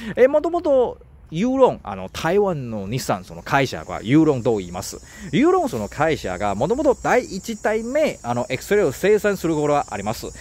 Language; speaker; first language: Japanese; non-native, learner; Chinese